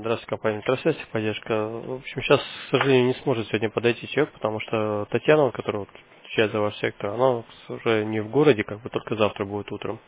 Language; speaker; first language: Russian; native; Russian